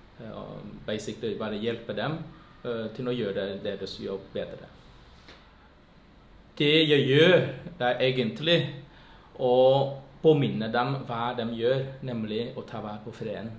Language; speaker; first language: Norwegian; non-native, fluent; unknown